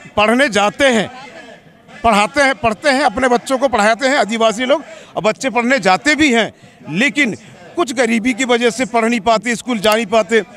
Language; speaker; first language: Hindi; native; Hindi